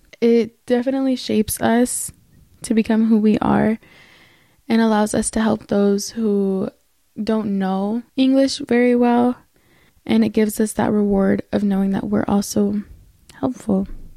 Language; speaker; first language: English; early bilingual, other home language; Spanish